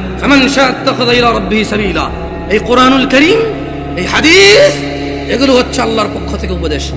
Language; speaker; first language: Bangla; early bilingual, heritage; Bangla